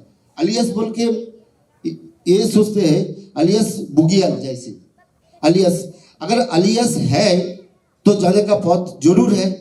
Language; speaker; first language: Hindi; non-native, local second language; Bangla